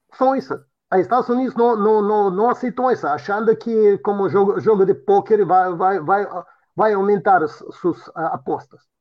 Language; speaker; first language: Portuguese; non-native, fluent; Russian